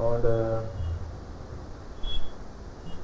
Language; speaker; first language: German; non-native, learner; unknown